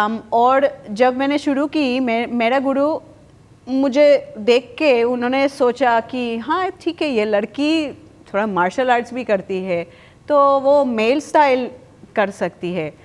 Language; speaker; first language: Hindi; non-native, fluent; Spanish